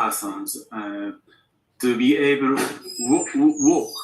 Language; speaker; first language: English; non-native, learner; Japanese